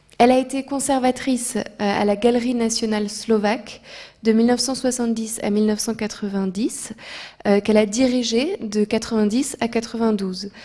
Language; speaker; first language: French; native; French